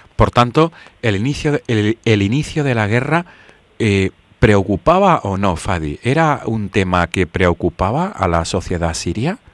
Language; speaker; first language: Spanish; native; Spanish